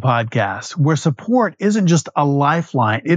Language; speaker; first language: English; native; English